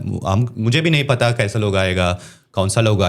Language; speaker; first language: Hindi; non-native, local second language; Tamil